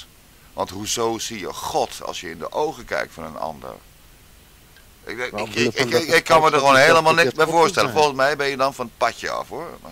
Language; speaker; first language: Dutch; native; Dutch